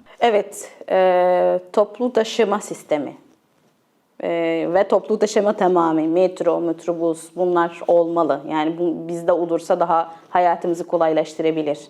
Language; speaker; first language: Turkish; non-native, fluent; Arabic